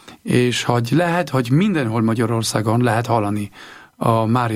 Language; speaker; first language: Hungarian; non-native, learner; German